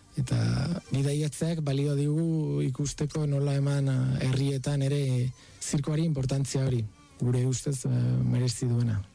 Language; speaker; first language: Basque; non-native, fluent; Spanish